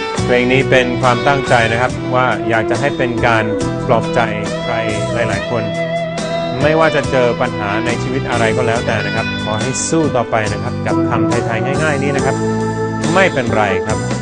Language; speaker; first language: Thai; non-native, fluent; Swedish